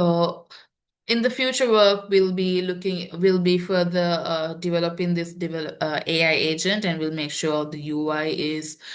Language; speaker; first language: English; non-native, local second language; Sinhala